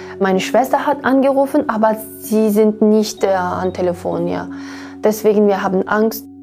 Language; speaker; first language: German; non-native, learner; Uyghur